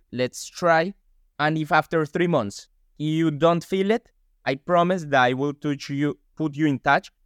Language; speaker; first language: English; non-native, fluent; Spanish